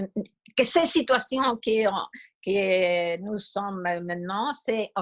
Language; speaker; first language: French; non-native, fluent; Spanish